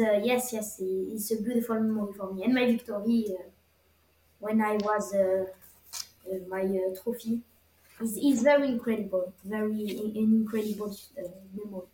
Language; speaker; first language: English; non-native, learner; French